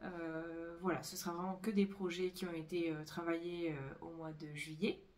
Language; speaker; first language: French; native; French